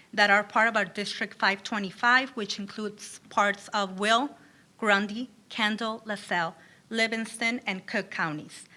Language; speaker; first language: English; early bilingual, other home language; Spanish